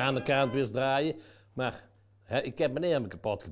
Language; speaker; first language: Dutch; native; Dutch